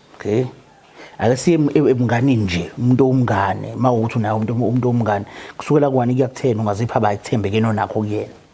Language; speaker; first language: Zulu; native; Zulu